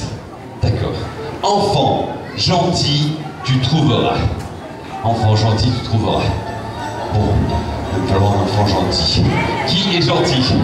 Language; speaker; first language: French; native; French